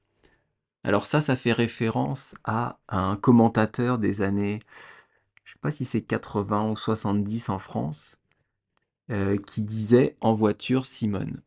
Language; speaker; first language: French; native; French